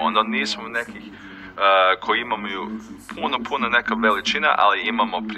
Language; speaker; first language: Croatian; early bilingual, heritage; Croatian